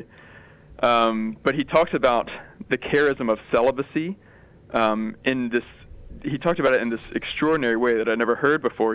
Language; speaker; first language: English; native; English